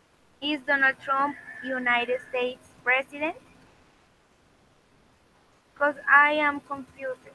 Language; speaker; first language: English; non-native, learner; Spanish